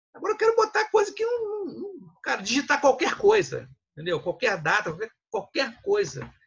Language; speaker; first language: Portuguese; native; Portuguese